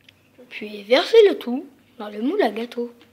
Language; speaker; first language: French; native; French